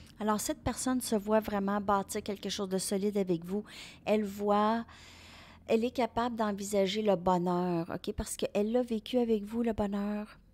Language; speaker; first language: French; native; French